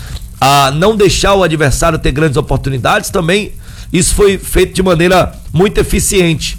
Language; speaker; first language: Portuguese; native; Portuguese